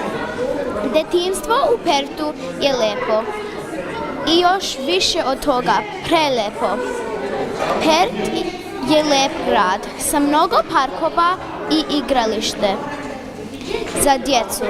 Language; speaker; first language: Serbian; early bilingual, heritage; Serbian